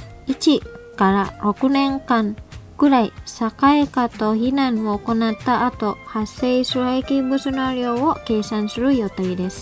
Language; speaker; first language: Japanese; non-native, fluent; Indonesian